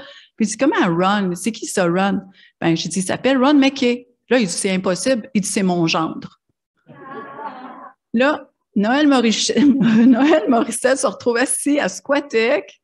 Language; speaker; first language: French; native; French